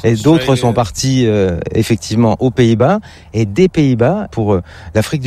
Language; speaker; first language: French; native; French